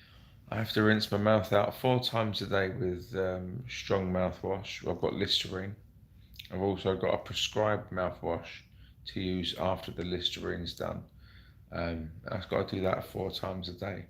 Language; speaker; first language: English; native; English